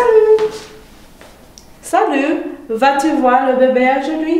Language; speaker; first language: French; non-native, learner; English